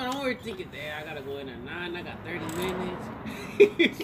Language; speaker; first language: English; early bilingual, other home language; Spanish